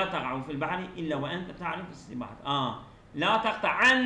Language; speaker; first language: Arabic; non-native, fluent; Turkish